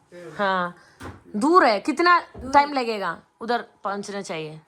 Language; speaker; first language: Hindi; non-native, learner; Malayalam